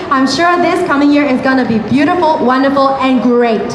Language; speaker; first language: English; non-native, local second language; Chinese